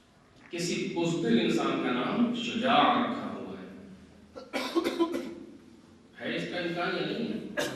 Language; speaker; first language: Urdu; native; Urdu